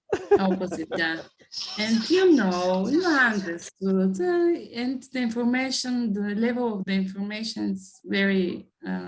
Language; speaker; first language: English; non-native, learner; Bulgarian